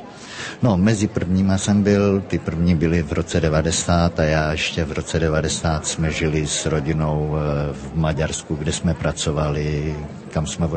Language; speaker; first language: Czech; early bilingual, heritage; Czech